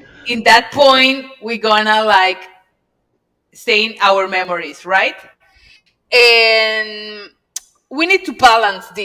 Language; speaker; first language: English; non-native, learner; Spanish